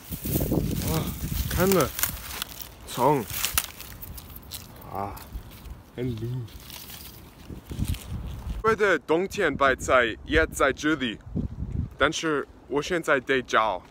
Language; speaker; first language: Chinese; non-native, learner; English